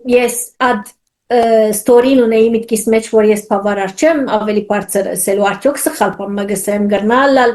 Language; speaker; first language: Armenian; early bilingual, heritage; Armenian